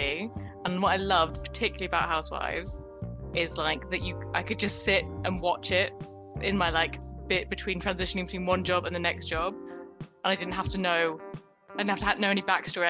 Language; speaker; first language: English; native; English